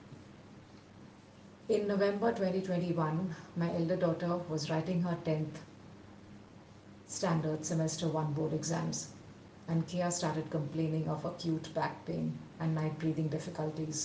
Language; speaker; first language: English; non-native, local second language; Telugu